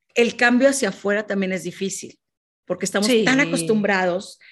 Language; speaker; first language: Spanish; native; Spanish